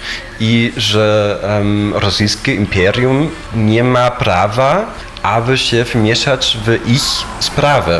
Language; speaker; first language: Polish; non-native, fluent; German